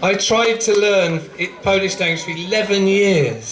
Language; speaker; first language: English; native; English